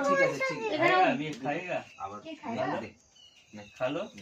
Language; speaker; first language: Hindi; non-native, local second language; Bangla